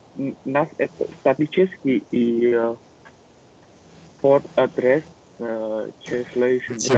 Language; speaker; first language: Russian; non-native, learner; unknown